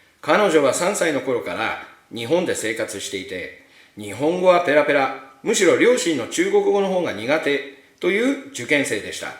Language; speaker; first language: Japanese; native; Japanese